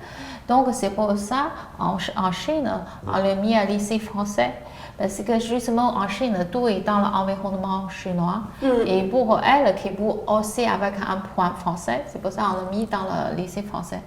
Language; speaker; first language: French; non-native, learner; Chinese